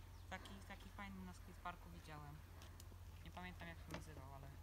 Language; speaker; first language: Polish; native; Polish